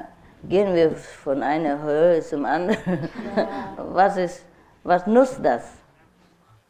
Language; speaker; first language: German; non-native, learner; Vietnamese